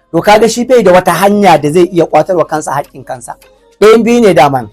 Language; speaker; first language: Hausa; non-native, local second language; Fula